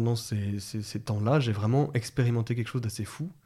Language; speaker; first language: French; native; French